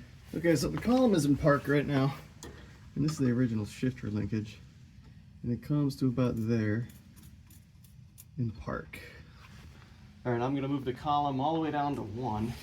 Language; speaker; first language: English; native; English